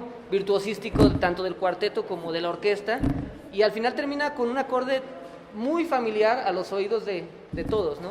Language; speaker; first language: Spanish; native; Spanish